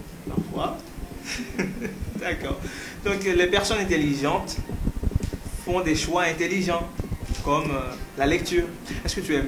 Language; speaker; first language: French; non-native, local second language; Haitian Creole